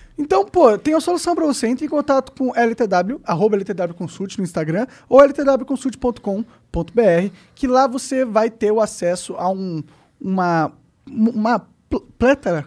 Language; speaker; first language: Portuguese; native; Portuguese